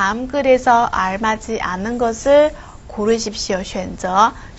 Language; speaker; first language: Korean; non-native, fluent; Chinese